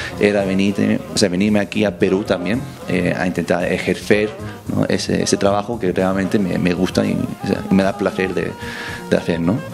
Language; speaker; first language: Spanish; early bilingual, other home language; English